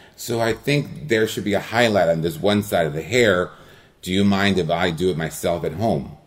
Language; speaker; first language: English; early bilingual, other home language; Spanish